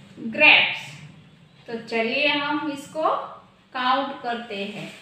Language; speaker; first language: Hindi; non-native, local second language; Gujarati